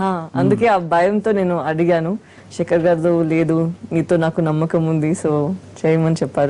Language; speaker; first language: Telugu; non-native, fluent; Tamil